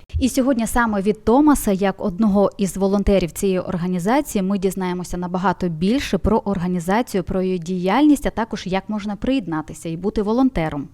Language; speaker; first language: Ukrainian; native; Ukrainian